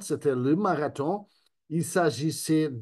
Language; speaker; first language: French; non-native, fluent; Spanish